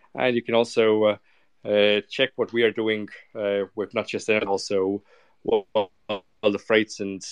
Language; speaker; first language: English; non-native, fluent; Estonian